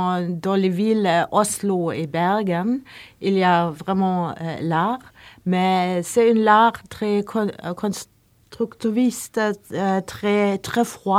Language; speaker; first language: French; non-native, learner; Norwegian